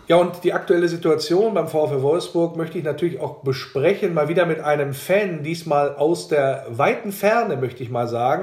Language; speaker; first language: German; native; German